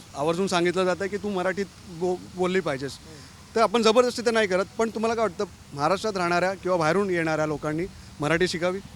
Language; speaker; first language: Marathi; native; Marathi